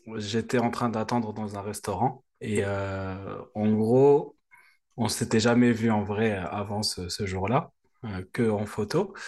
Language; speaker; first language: French; non-native, local second language; Arabic